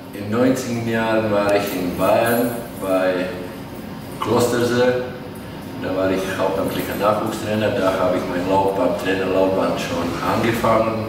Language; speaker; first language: German; non-native, fluent; Latvian